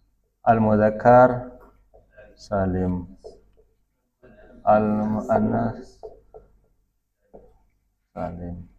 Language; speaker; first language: Arabic; non-native, fluent; Indonesian